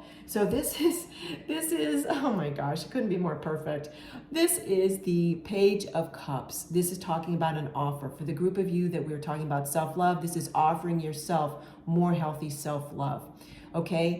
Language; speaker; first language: English; native; English